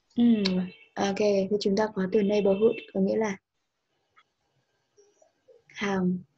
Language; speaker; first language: Vietnamese; native; Vietnamese